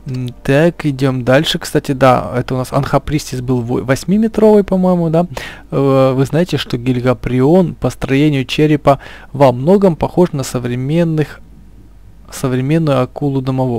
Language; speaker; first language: Russian; native; Russian